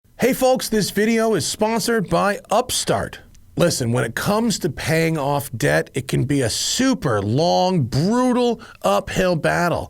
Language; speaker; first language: English; native; English